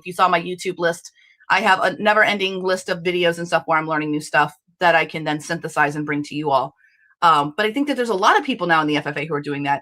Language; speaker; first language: English; native; English